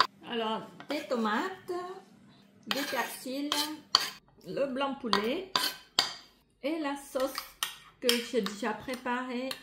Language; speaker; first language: French; non-native, fluent; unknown